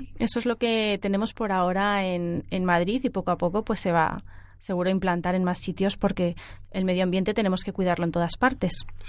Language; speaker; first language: Spanish; native; Spanish